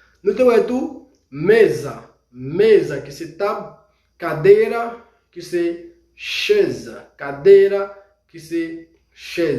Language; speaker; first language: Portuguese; non-native, fluent; Haitian Creole